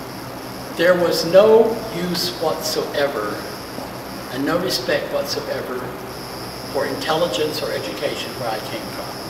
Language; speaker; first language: English; native; English